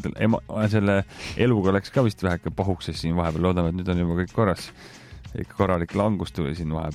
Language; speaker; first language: Estonian; native; Estonian